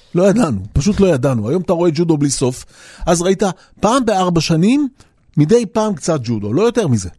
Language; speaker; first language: Hebrew; native; Hebrew